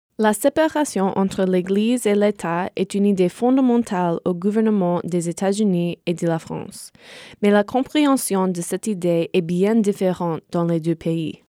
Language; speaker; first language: French; non-native, fluent; English